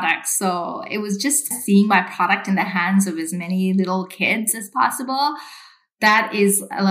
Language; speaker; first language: English; non-native, local second language; Sinhala